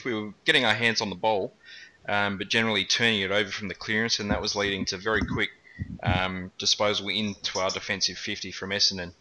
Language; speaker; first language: English; native; English